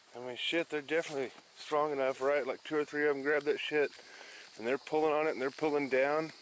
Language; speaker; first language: English; native; English